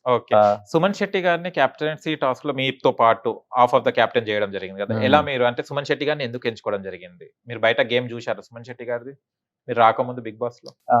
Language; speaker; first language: Telugu; native; Telugu